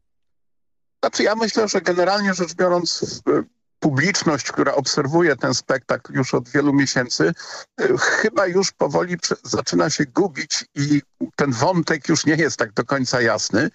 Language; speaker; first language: Polish; native; Polish